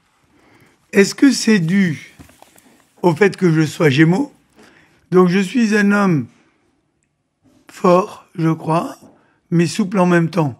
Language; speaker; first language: French; native; French